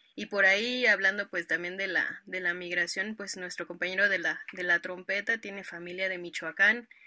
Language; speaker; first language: Spanish; native; Spanish